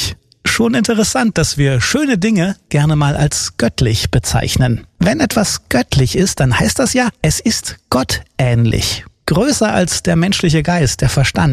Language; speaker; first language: German; native; German